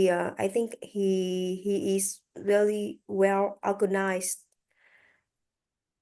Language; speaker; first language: English; non-native, learner; French